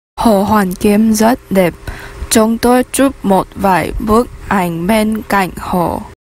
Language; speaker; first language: Vietnamese; non-native, learner; Chinese